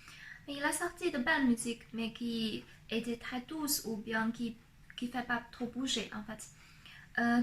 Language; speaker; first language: French; non-native, fluent; Chinese